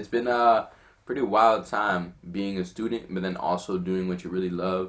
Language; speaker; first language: English; non-native, fluent; French